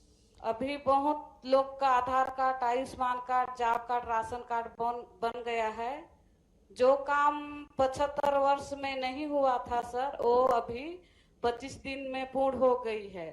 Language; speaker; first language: Hindi; non-native, local second language; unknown